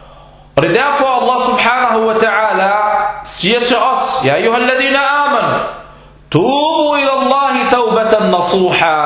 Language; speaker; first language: Danish; non-native, fluent; Arabic